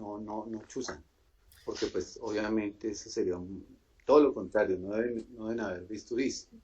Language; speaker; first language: Spanish; native; Spanish